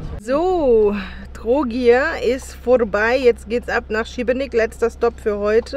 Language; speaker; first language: German; native; German